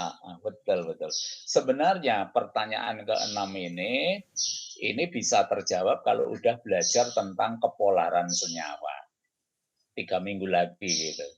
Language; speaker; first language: Indonesian; native; Indonesian